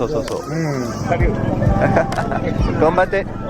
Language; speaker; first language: Japanese; non-native, fluent; French